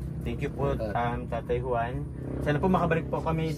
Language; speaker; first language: Filipino; native; Filipino